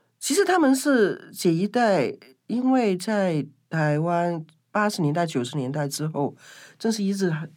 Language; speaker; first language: Chinese; non-native, local second language; Cantonese